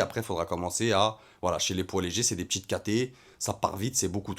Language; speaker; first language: French; native; French